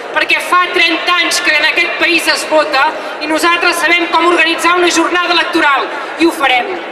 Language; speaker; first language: Catalan; native; Catalan